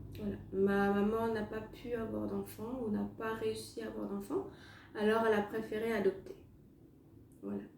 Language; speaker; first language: French; native; French